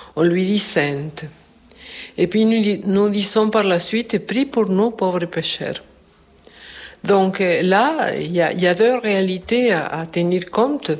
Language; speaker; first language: French; non-native, fluent; Spanish